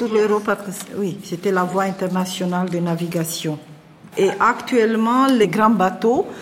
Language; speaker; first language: French; non-native, fluent; Romanian